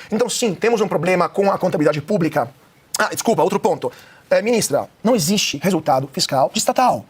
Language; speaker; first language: Portuguese; non-native, fluent; Italian